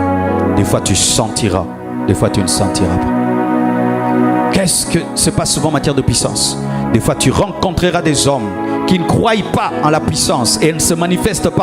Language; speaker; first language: French; non-native, local second language; Lingala